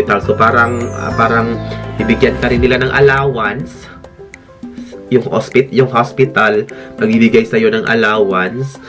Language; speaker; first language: Filipino; non-native, local second language; Cebuano